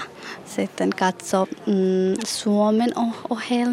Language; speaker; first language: Finnish; non-native, learner; Nepali